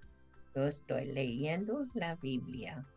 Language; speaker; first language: Spanish; non-native, fluent; English